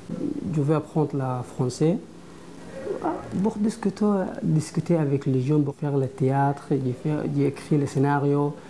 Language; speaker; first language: French; non-native, learner; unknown